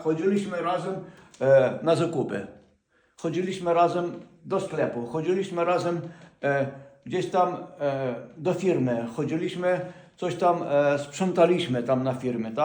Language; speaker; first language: Polish; non-native, fluent; Ukrainian